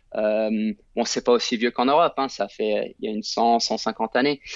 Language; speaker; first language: French; native; French